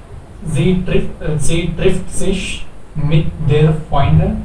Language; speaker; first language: German; non-native, learner; Hindi